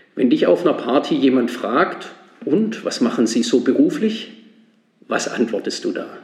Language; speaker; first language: German; native; German